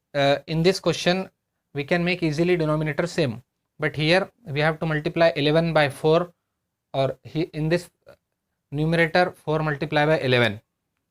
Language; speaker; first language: English; non-native, local second language; Hindi